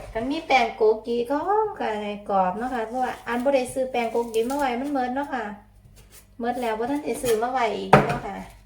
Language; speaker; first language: Thai; native; Thai